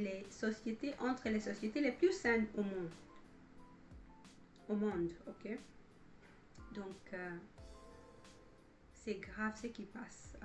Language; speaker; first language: French; non-native, fluent; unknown